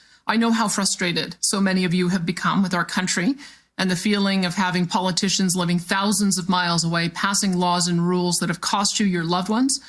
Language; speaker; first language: English; native; English